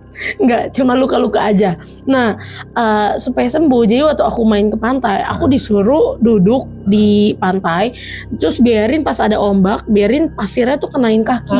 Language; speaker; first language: Indonesian; native; Indonesian